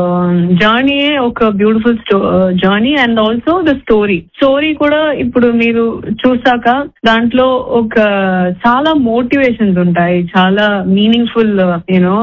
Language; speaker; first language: Telugu; non-native, fluent; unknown